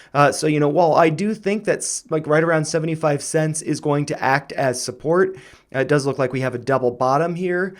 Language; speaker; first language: English; native; English